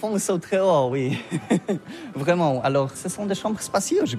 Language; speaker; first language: French; non-native, learner; Polish